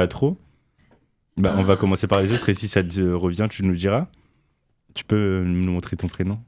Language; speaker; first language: French; native; French